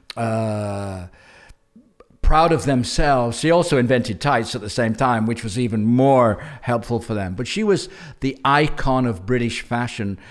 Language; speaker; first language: English; native; English